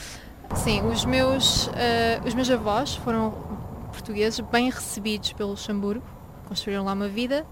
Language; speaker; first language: Portuguese; early bilingual, heritage; Portuguese